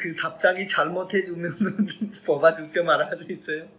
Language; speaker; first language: Korean; non-native, learner; Urdu